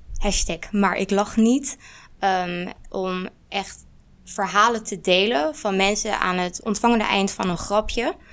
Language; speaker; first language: Dutch; early bilingual, other home language; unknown